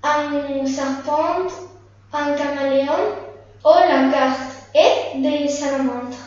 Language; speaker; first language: French; non-native, learner; Spanish